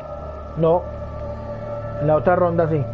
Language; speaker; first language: Spanish; native; Spanish